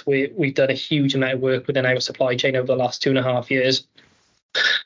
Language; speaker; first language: English; native; English